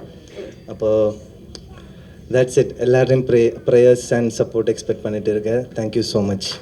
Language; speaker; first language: Tamil; non-native, learner; Malayalam